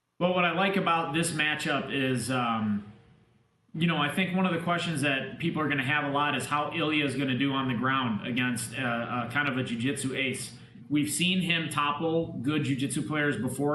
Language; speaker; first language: English; native; English